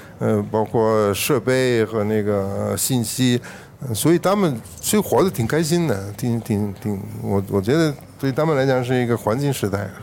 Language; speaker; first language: Chinese; non-native, fluent; Italian